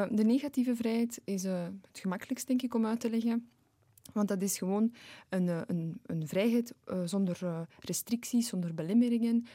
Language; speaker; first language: Dutch; early bilingual, other home language; Polish